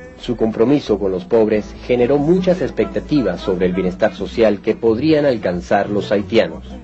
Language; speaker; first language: Spanish; native; Spanish